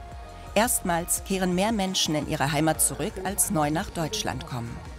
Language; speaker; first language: German; native; German